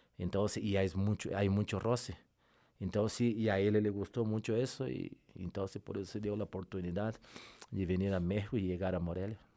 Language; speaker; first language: Spanish; non-native, fluent; Portuguese